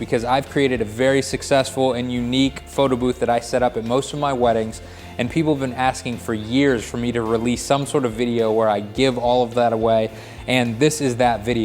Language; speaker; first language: English; native; English